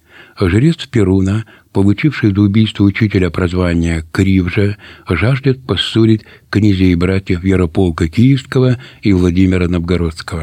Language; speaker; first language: Russian; native; Russian